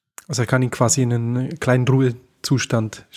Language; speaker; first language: German; native; German